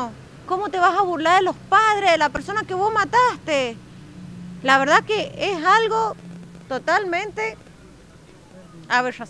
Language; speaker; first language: Spanish; native; Spanish